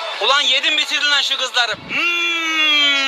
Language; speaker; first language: Turkish; native; Turkish